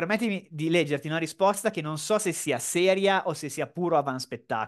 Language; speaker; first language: Italian; native; Italian